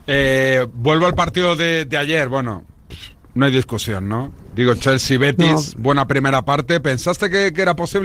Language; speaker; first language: Spanish; native; Spanish